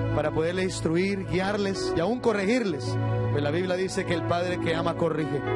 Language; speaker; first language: Spanish; native; Spanish